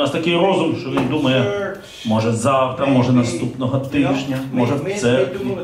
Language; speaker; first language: Ukrainian; native; Ukrainian